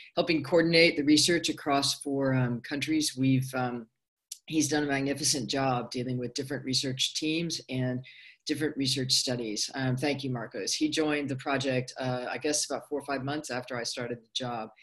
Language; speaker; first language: English; native; English